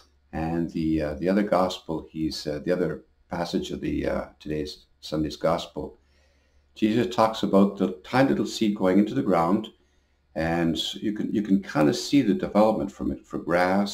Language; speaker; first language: English; native; English